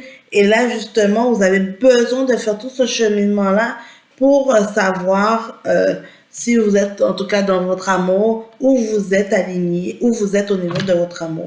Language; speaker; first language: French; native; French